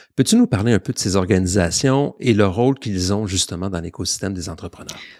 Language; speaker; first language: French; native; French